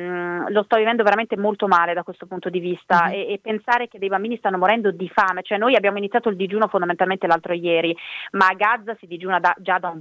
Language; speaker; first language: Italian; native; Italian